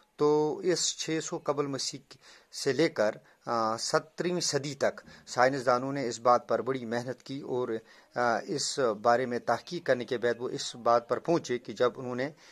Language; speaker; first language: Urdu; non-native, local second language; Kashmiri